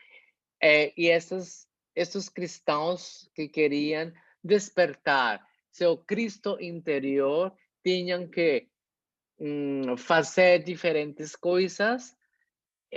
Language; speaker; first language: Portuguese; non-native, fluent; Spanish